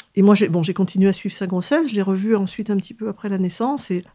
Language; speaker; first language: French; native; French